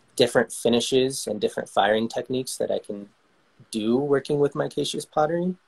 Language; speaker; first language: English; native; English